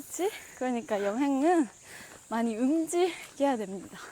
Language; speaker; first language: Korean; non-native, learner; Japanese